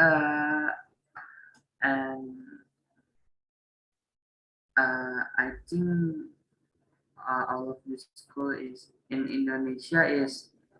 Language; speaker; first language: English; non-native, learner; Indonesian